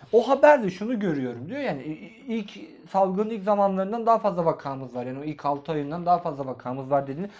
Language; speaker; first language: Turkish; native; Turkish